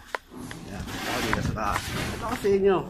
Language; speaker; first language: Indonesian; non-native, learner; Filipino